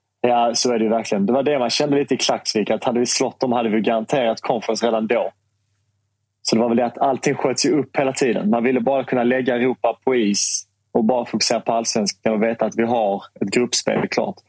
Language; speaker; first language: Swedish; native; Swedish